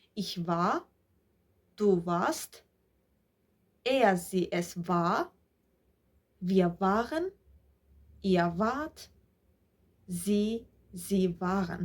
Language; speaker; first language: German; non-native, fluent; Georgian